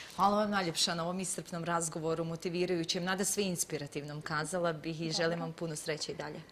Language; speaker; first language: Croatian; native; Croatian